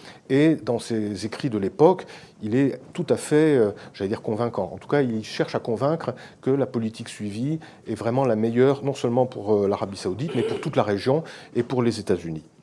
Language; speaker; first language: French; native; French